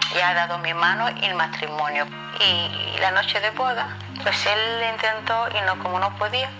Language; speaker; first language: Spanish; non-native, fluent; Somali